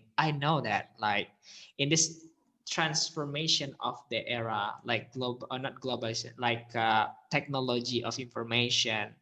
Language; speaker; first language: English; non-native, fluent; Indonesian